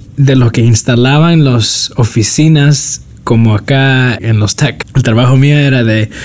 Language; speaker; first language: Spanish; early bilingual, heritage; Spanish